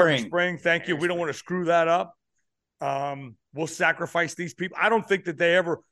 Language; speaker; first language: English; native; English